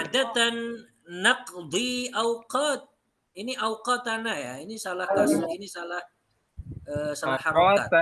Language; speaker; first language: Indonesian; native; Indonesian